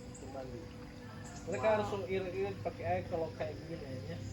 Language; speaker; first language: Indonesian; non-native, local second language; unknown